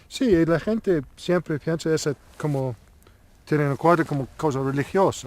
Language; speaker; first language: Spanish; non-native, learner; English